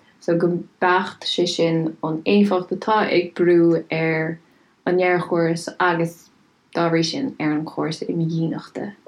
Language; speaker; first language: Irish; native; Irish